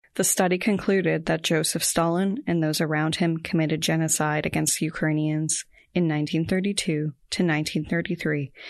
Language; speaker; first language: English; native; English